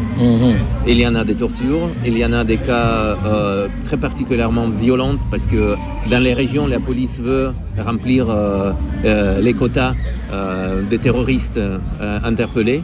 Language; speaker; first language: French; non-native, fluent; Russian